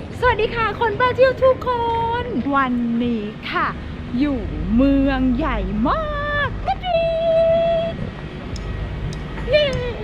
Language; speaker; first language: Thai; native; Thai